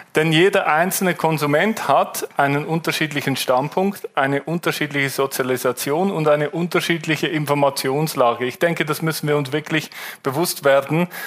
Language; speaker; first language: German; native; German